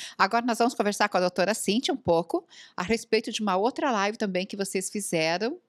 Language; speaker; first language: Portuguese; native; Portuguese